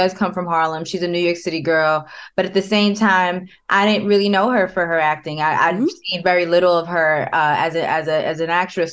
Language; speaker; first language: English; native; English